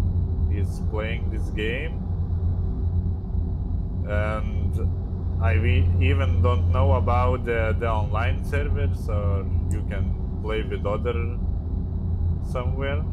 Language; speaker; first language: English; non-native, learner; Lithuanian